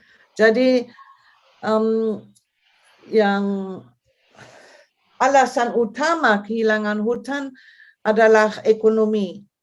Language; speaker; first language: Indonesian; non-native, fluent; German